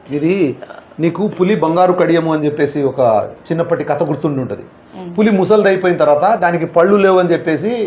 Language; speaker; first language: Telugu; native; Telugu